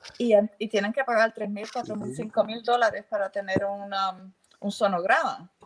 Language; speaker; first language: Spanish; early bilingual, heritage; Spanish